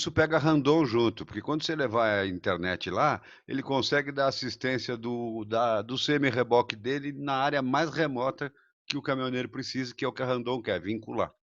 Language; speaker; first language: Portuguese; native; Portuguese